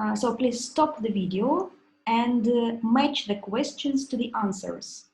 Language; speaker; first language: English; non-native, fluent; Russian